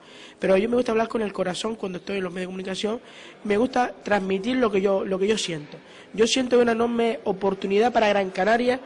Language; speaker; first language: Spanish; native; Spanish